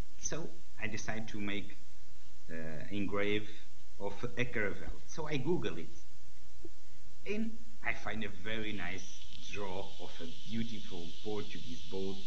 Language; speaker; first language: English; non-native, learner; Portuguese